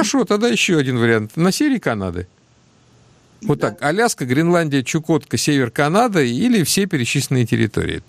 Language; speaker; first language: Russian; native; Russian